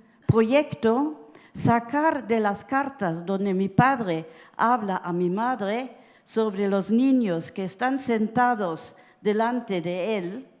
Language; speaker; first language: Spanish; early bilingual, heritage; Spanish